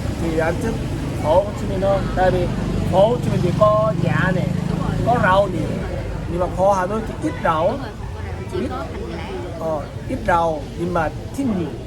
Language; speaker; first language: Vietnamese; non-native, learner; Korean